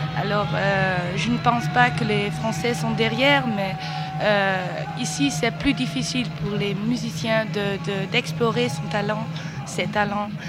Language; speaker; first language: French; non-native, learner; Dutch